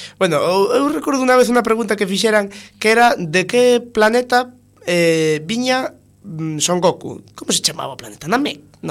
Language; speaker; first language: Galician; non-native, local second language; Spanish